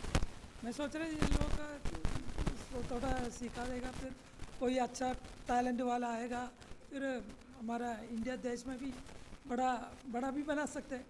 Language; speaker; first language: Hindi; non-native, learner; Malayalam